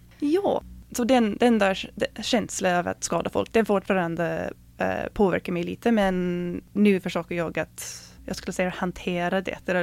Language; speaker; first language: Swedish; non-native, fluent; English